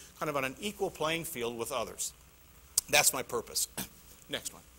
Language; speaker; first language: English; native; English